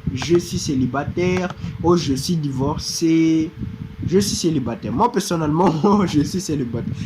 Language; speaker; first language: French; non-native, fluent; Portuguese